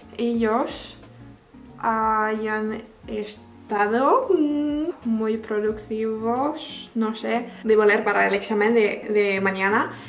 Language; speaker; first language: Spanish; non-native, learner; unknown